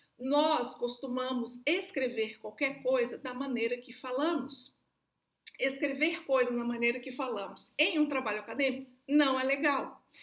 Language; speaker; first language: Portuguese; native; Portuguese